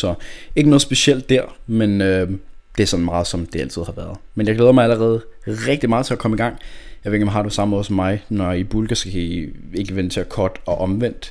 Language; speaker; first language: Danish; native; Danish